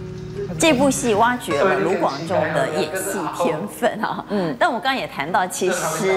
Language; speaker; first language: Chinese; native; Chinese